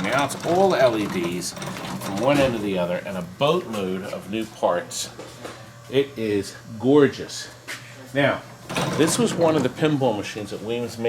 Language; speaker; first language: English; native; English